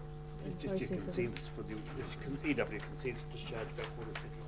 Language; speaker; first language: English; native; English